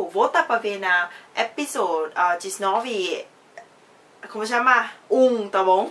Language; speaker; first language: Portuguese; non-native, fluent; Thai